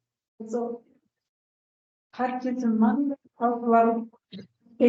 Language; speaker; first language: German; non-native, fluent; Italian